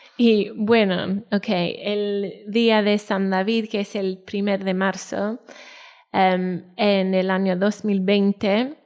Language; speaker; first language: Spanish; non-native, fluent; Welsh